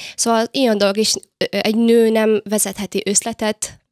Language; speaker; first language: Hungarian; non-native, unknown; Somali